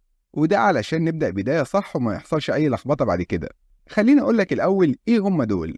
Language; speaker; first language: Arabic; native; Arabic